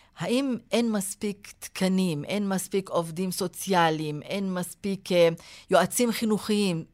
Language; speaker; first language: Hebrew; non-native, local second language; Arabic